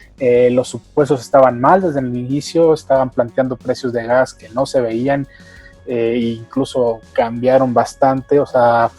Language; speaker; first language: Spanish; native; Spanish